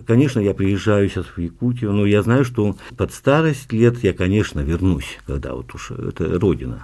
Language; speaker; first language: Russian; non-native, local second language; Yakut